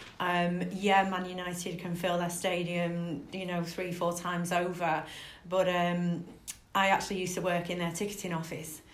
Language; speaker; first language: English; native; English